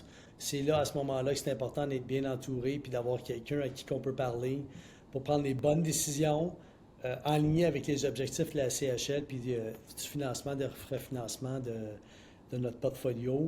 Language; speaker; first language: French; native; French